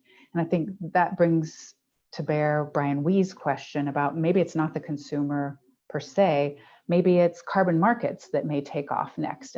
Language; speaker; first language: English; native; English